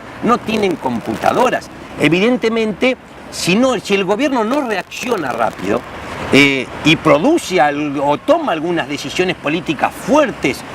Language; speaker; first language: Spanish; native; Spanish